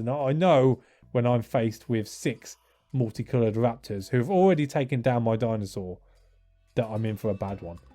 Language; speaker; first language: English; native; English